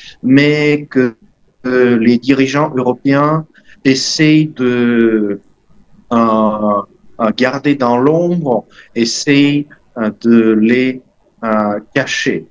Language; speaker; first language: French; non-native, fluent; Russian